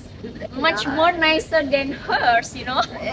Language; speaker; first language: English; non-native, learner; Indonesian